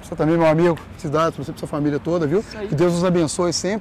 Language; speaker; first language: Portuguese; native; Portuguese